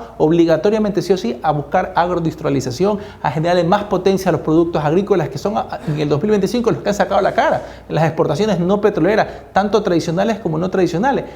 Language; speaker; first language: Spanish; native; Spanish